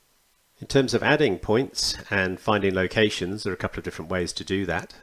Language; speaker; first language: English; native; English